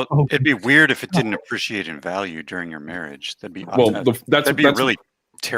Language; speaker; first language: English; native; English